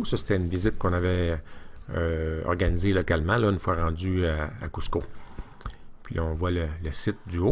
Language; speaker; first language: French; native; French